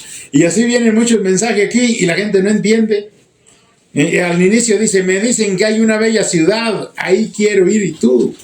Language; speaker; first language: Spanish; native; Spanish